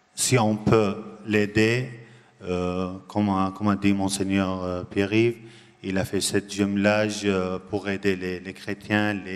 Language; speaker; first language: French; non-native, learner; Arabic